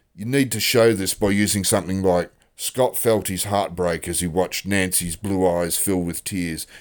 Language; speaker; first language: English; native; English